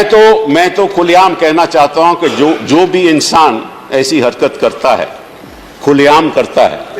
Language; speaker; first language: Hindi; native; Hindi